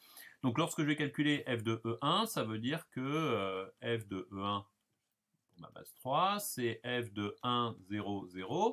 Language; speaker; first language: French; native; French